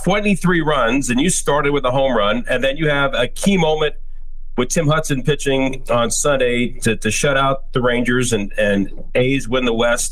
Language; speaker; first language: English; native; English